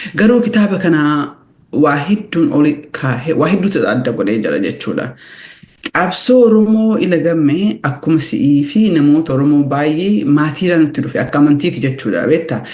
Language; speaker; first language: Oromo; early bilingual, heritage; Oromo